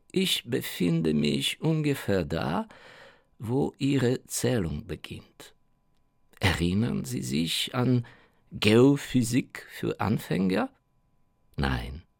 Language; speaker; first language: German; non-native, fluent; Ukrainian